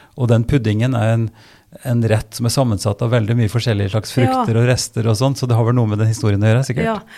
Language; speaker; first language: Norwegian; native; Norwegian